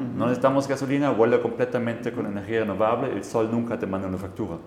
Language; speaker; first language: Spanish; non-native, fluent; German